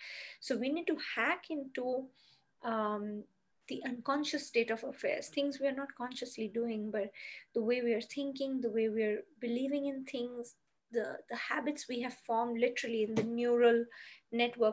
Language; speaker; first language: English; non-native, local second language; Bangla